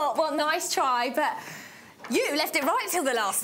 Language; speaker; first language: English; native; English